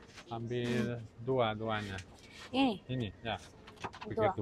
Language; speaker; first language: Indonesian; non-native, learner; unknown